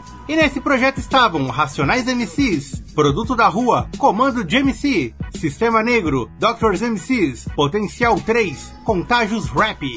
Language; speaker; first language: Portuguese; native; Portuguese